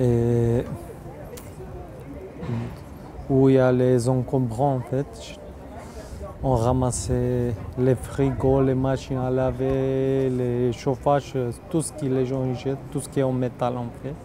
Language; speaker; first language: French; non-native, fluent; Bulgarian